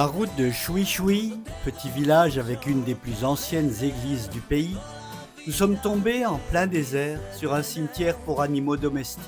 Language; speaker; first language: French; native; French